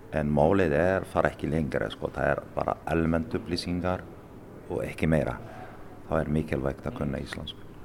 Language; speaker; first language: Icelandic; non-native, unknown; Arabic